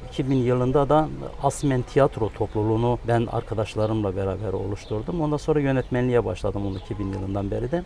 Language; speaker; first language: Turkish; early bilingual, other home language; Kurdish